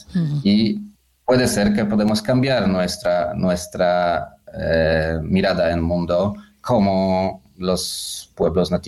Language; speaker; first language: Spanish; non-native, learner; Polish